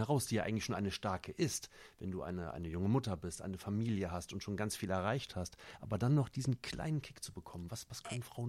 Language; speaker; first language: German; native; German